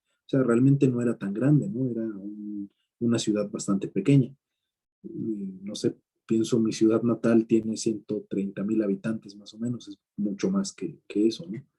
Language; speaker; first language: Spanish; native; Spanish